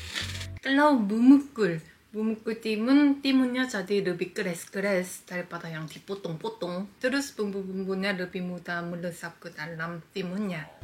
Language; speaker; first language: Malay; non-native, fluent; Korean